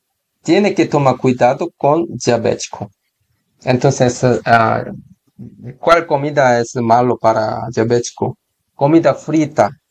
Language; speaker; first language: Spanish; non-native, learner; Korean